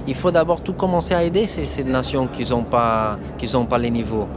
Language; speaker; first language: French; non-native, fluent; Portuguese